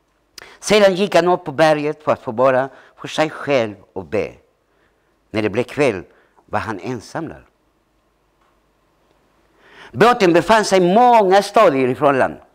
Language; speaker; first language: Swedish; early bilingual, other home language; Spanish